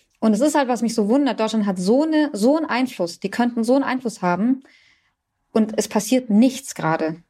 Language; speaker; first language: German; early bilingual, other home language; Persian